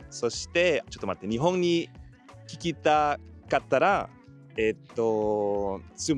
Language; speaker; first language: Japanese; non-native, learner; German